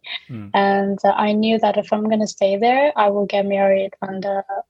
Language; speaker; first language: English; non-native, fluent; Uzbek